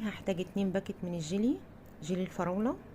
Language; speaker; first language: Arabic; native; Arabic